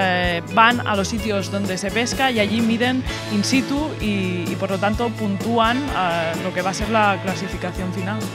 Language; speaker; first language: Spanish; native; Spanish